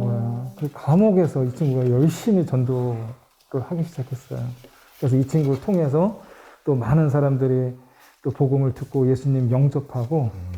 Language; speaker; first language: Korean; native; Korean